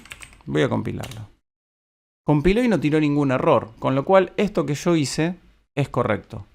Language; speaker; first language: Spanish; native; Spanish